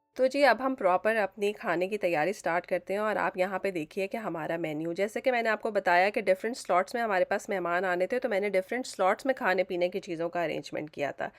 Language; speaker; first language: Urdu; native; Urdu